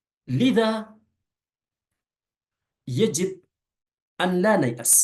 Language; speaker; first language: Arabic; non-native, fluent; Urdu